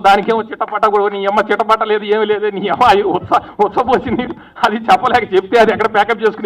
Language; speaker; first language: Telugu; native; Telugu